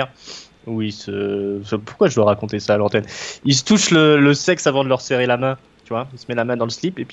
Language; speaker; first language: French; native; French